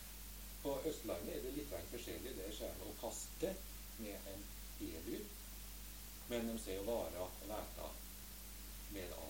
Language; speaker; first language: Norwegian; native; Norwegian